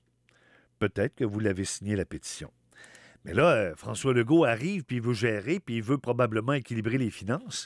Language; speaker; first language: French; native; French